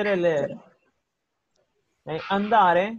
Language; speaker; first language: Italian; non-native, fluent; Spanish